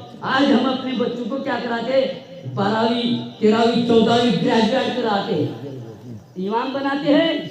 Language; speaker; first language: Urdu; native; Urdu